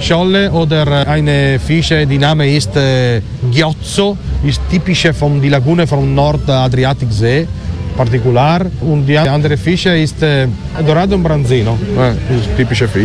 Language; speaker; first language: German; non-native, learner; Italian